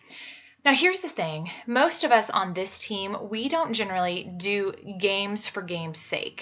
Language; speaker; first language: English; native; English